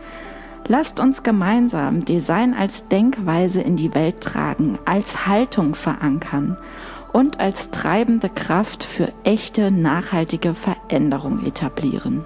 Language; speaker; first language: German; native; German